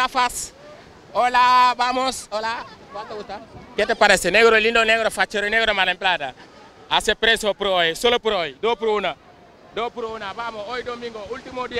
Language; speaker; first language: Spanish; non-native, learner; Wolof